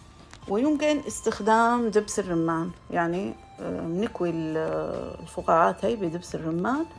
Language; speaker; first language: Arabic; native; Arabic